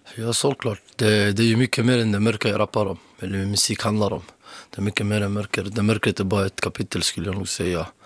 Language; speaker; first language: Swedish; early bilingual, other home language; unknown